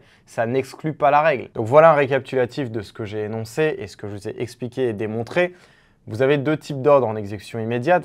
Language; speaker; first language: French; native; French